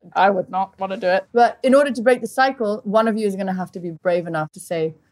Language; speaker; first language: English; early bilingual, other home language; Portuguese